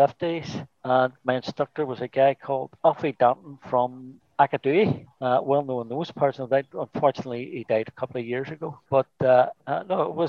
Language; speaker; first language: English; native; English